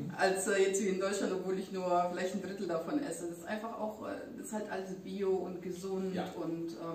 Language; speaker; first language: German; native; German